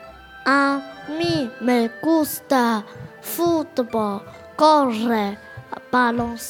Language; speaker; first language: Spanish; non-native, learner; Chinese